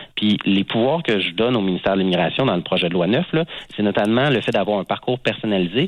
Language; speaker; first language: French; native; French